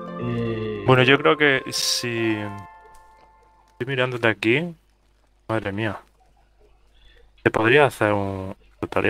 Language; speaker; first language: Spanish; native; Spanish